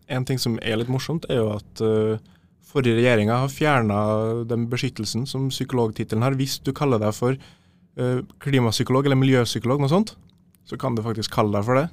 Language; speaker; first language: Norwegian; native; Norwegian